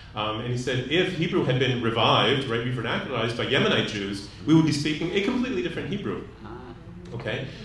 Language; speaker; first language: English; native; English